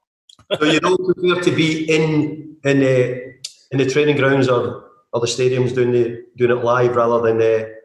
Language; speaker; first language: English; native; English